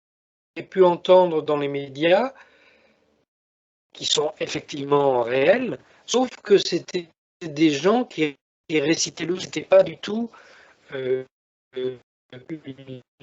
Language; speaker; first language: French; native; French